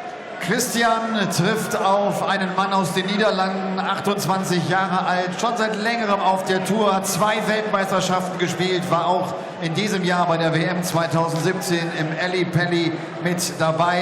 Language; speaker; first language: German; native; German